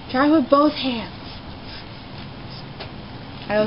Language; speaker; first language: English; native; English